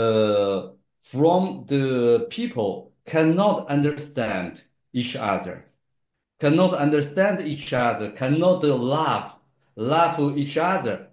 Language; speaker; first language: English; non-native, learner; Chinese